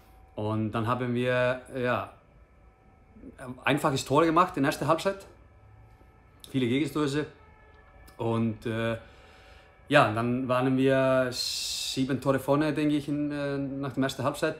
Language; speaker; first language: German; non-native, fluent; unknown